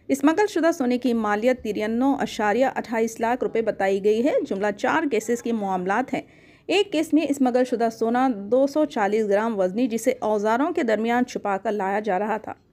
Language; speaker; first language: Urdu; native; Urdu